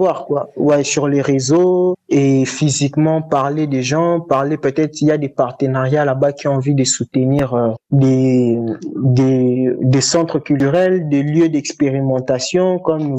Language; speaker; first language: French; non-native, local second language; Lingala